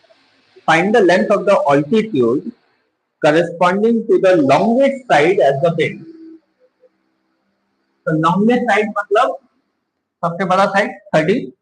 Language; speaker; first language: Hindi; native; Hindi